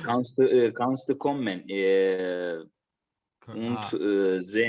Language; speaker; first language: German; non-native, learner; Azerbaijani